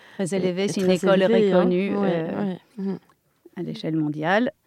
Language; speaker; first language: French; non-native, fluent; Polish